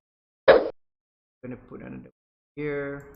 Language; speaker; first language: English; non-native, local second language; Malay